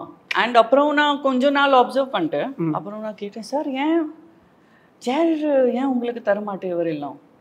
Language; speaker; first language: Tamil; non-native, learner; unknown